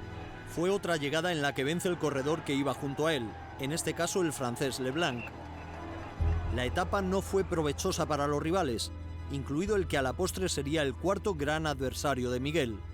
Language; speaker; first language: Spanish; native; Spanish